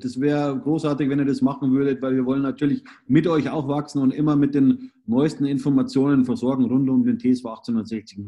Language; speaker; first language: German; native; German